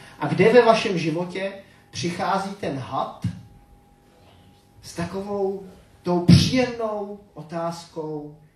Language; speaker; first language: Czech; native; Czech